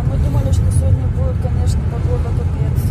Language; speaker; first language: Russian; native; Russian